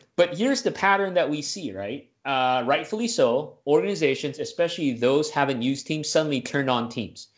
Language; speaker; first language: English; non-native, local second language; Filipino